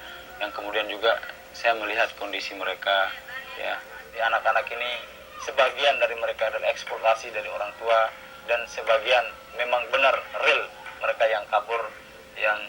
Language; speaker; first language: Indonesian; native; Indonesian